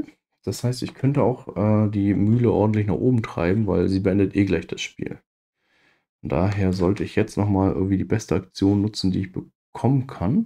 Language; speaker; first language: German; native; German